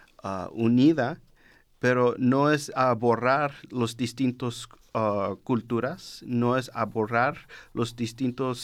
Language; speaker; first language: Spanish; early bilingual, heritage; Spanish